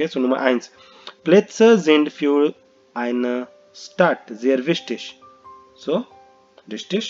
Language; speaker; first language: German; non-native, fluent; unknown